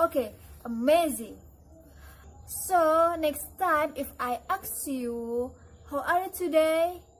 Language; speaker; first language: English; non-native, learner; Indonesian